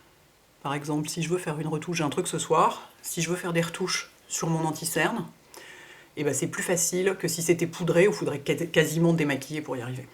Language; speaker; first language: French; native; French